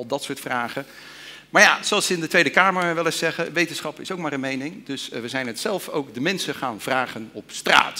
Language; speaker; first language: Dutch; native; Dutch